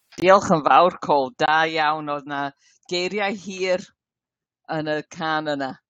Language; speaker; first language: Welsh; non-native, learner; English